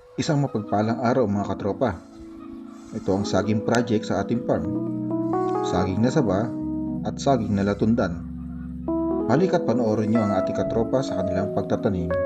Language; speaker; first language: Filipino; native; Filipino